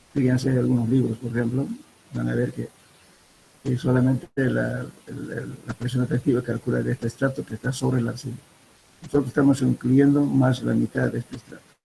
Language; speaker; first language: Spanish; native; Spanish